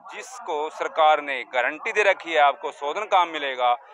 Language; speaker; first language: Hindi; native; Hindi